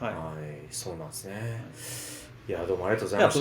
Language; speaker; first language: Japanese; native; Japanese